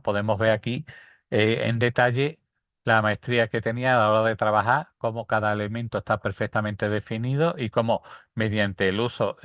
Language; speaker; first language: Spanish; native; Spanish